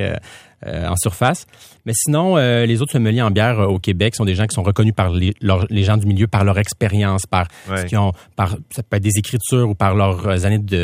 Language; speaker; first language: French; native; French